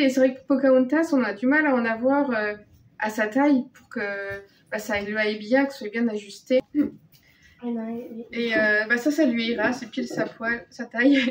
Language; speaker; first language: French; native; French